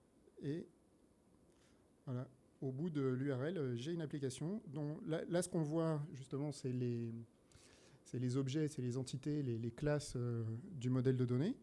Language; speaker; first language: French; native; French